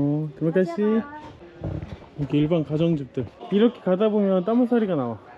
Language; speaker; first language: Korean; native; Korean